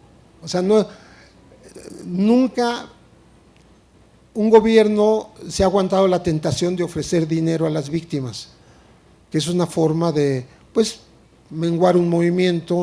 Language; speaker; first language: Spanish; native; Spanish